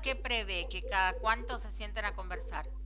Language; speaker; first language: Spanish; native; Spanish